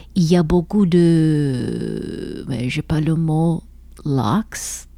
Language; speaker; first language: French; non-native, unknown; Persian